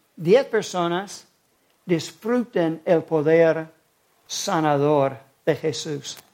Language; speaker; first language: Spanish; non-native, fluent; English